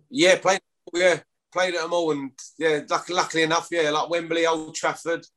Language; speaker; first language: English; native; English